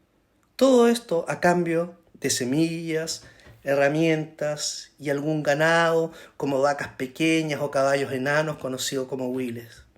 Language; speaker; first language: Spanish; native; Spanish